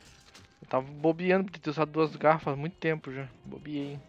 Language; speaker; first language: Portuguese; native; Portuguese